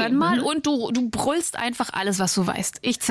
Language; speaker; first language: German; native; German